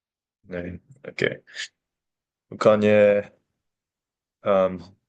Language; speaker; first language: Dutch; non-native, learner; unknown